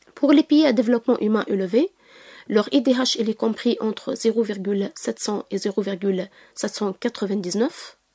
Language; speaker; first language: French; non-native, local second language; Arabic